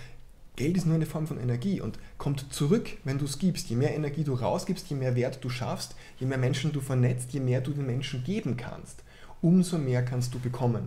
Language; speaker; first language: German; native; German